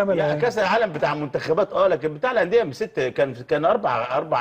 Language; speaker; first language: Arabic; native; Arabic